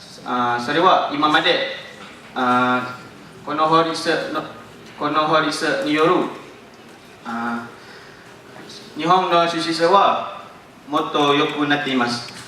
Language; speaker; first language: Japanese; non-native, learner; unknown